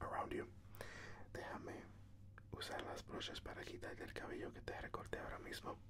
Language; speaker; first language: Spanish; early bilingual, heritage; Spanish